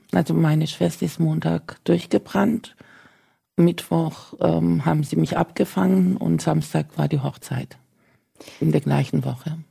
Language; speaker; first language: German; early bilingual, other home language; Turkish